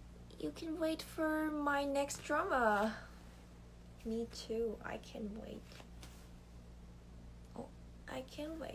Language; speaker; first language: English; non-native, learner; Korean